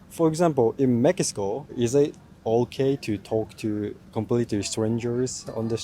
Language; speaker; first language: English; non-native, learner; Japanese